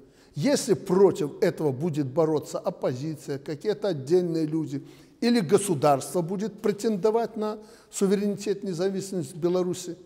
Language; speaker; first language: Russian; native; Russian